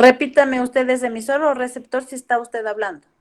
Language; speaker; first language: Spanish; native; Spanish